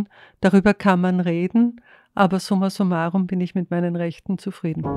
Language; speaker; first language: German; native; German